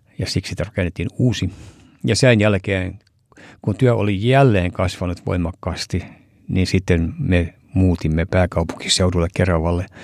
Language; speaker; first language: Finnish; early bilingual, heritage; Finnish